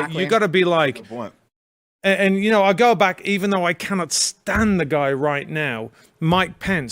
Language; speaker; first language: English; native; English